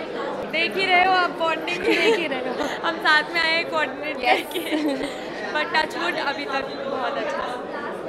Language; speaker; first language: Hindi; native; Hindi